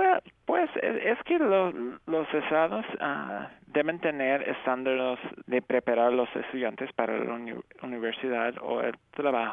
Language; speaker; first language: Spanish; non-native, fluent; English